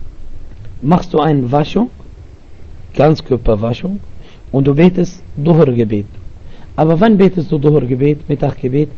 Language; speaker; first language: German; non-native, learner; Arabic